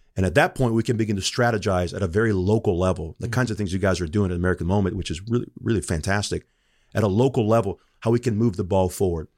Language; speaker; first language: English; non-native, fluent; Portuguese